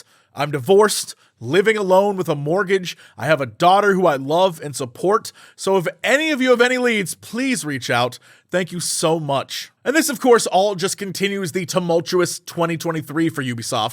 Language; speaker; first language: English; native; English